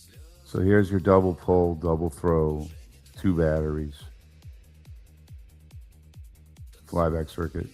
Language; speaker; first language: English; native; English